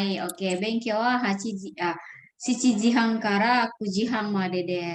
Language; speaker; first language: Japanese; non-native, fluent; Indonesian